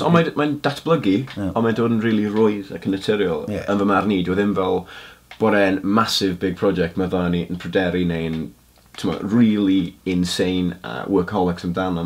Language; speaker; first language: Welsh; native; Welsh